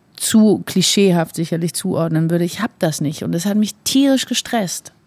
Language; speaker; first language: German; native; German